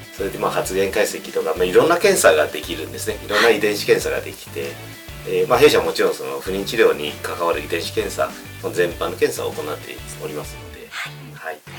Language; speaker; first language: Japanese; non-native, fluent; Chinese